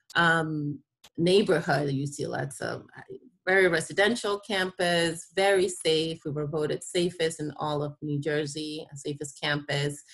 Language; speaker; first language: English; non-native, fluent; Spanish